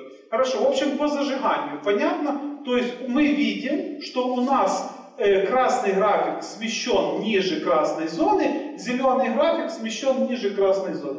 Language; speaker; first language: Russian; native; Russian